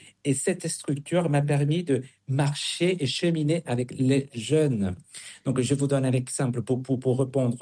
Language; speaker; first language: French; non-native, fluent; Spanish